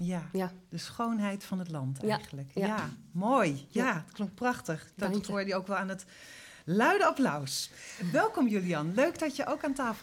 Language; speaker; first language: Dutch; native; Dutch